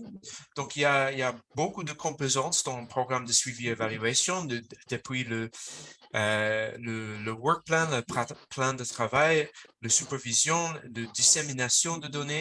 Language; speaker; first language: French; non-native, fluent; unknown